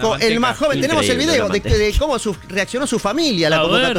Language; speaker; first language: Spanish; native; Spanish